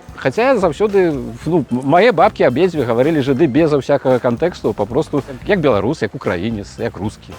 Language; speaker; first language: Belarusian; native; Belarusian